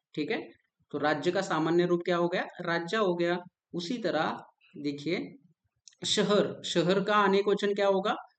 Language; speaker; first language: Hindi; non-native, local second language; Marathi